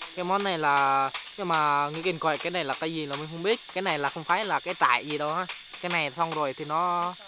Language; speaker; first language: Vietnamese; non-native, local second language; Jarai